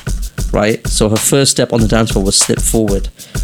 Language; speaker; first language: English; native; English